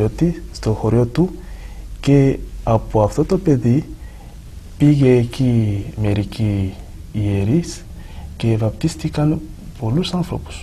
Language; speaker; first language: Greek; non-native, fluent; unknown